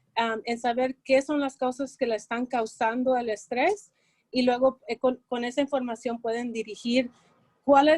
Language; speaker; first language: Spanish; early bilingual, heritage; Spanish